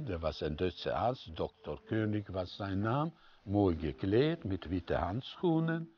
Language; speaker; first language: Dutch; non-native, fluent; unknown